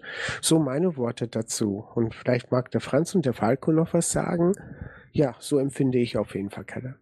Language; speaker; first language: German; native; German